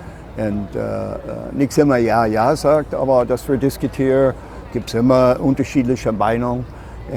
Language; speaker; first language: German; non-native, fluent; English